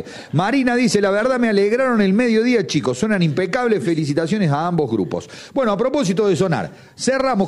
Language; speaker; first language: Spanish; native; Spanish